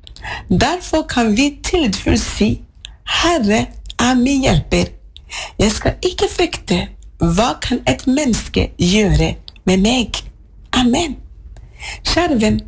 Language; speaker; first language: Swedish; non-native, learner; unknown